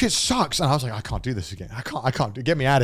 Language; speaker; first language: English; native; English